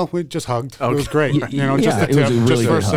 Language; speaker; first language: English; native; English